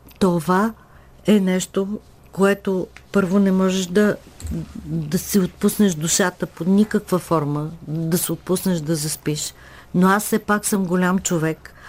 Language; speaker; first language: Bulgarian; native; Bulgarian